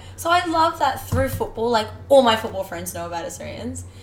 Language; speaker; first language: English; native; English